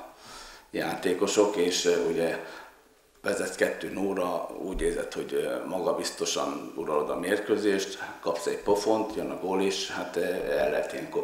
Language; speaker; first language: Hungarian; native; Hungarian